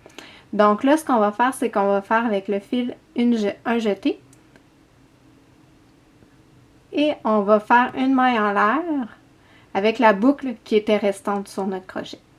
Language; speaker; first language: French; native; French